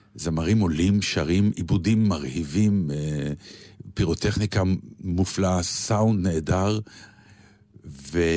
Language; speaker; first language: Hebrew; native; Hebrew